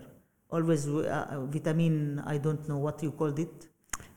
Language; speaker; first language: English; non-native, learner; Arabic